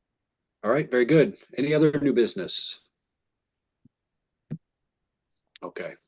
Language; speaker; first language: English; native; English